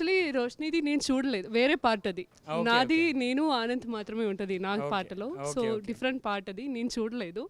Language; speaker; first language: Telugu; non-native, learner; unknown